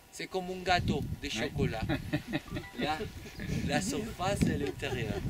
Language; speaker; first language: French; non-native, learner; Spanish